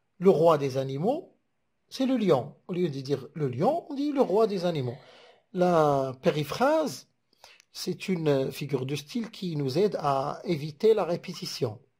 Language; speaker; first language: French; non-native, local second language; Arabic